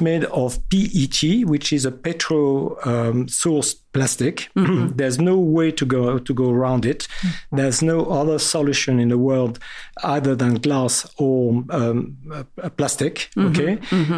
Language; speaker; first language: English; non-native, fluent; French